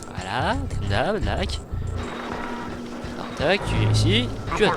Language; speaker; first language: French; native; French